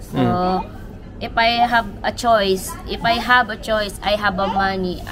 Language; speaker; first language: English; non-native, learner; Filipino